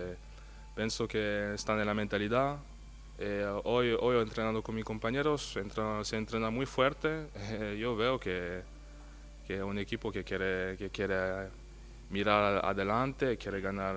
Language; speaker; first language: Spanish; non-native, fluent; French